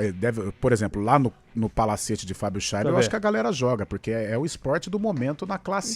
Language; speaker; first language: Portuguese; native; Portuguese